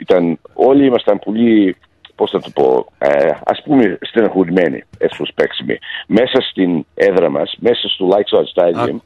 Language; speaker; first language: Greek; early bilingual, heritage; Greek